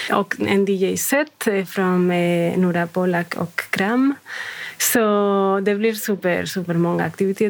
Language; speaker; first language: Swedish; non-native, fluent; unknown